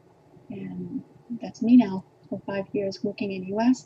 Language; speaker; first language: English; non-native, learner; Vietnamese